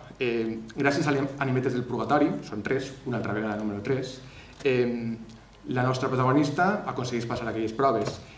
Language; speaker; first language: Catalan; native; Catalan